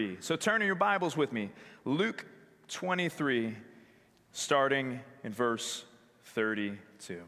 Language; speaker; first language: English; native; English